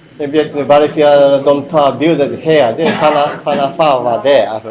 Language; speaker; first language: Swedish; non-native, learner; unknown